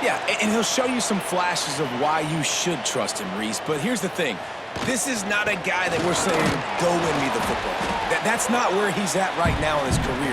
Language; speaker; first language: English; native; English